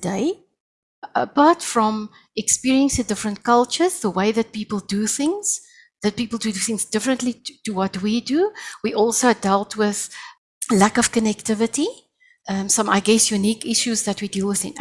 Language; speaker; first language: English; non-native, local second language; Afrikaans